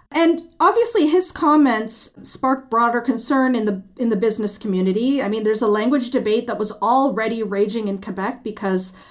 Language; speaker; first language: English; early bilingual, other home language; French